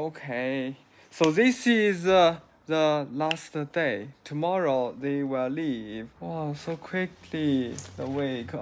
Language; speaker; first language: English; non-native, learner; Chinese